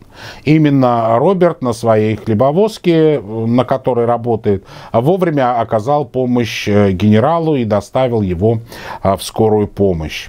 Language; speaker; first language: Russian; native; Russian